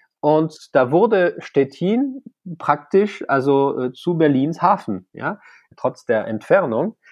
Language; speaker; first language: German; non-native, fluent; French